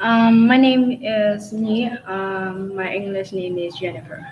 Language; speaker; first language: English; non-native, learner; Vietnamese